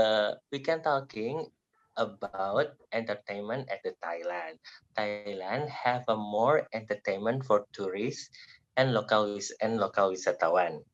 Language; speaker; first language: English; non-native, learner; Indonesian